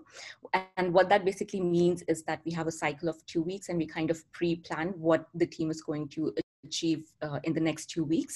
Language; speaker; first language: English; non-native, local second language; Hindi